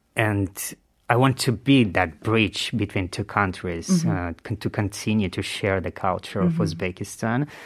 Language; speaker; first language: English; non-native, learner; Uzbek